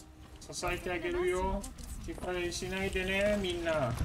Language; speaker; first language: Japanese; non-native, fluent; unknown